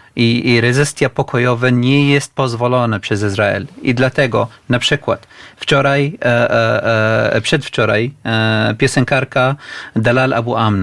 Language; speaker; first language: Polish; non-native, fluent; Arabic